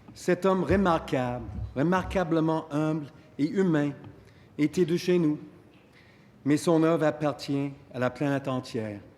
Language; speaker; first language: French; non-native, local second language; English